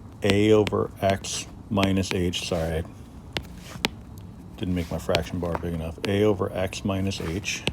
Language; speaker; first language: English; native; English